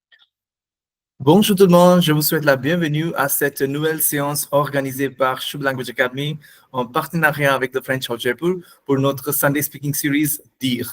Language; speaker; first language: French; non-native, fluent; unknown